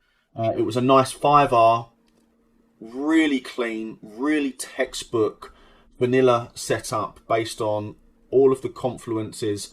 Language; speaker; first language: English; native; English